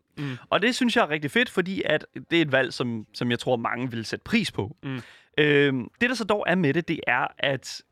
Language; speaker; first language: Danish; native; Danish